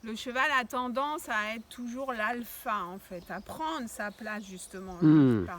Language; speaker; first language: French; native; French